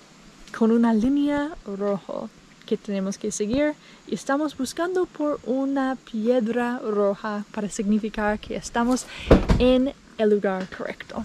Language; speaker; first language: Spanish; non-native, learner; English